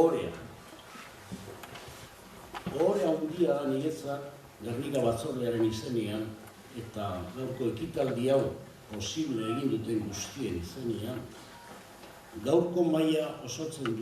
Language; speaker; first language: Basque; native; Basque